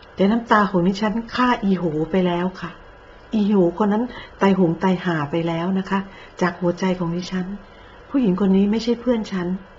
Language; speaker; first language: Thai; native; Thai